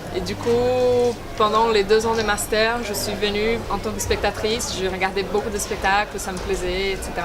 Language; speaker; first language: French; non-native, fluent; Portuguese